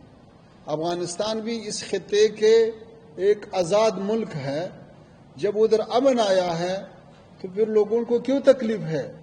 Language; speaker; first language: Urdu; non-native, fluent; Pashto